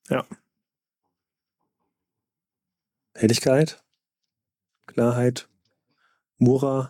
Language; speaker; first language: German; native; German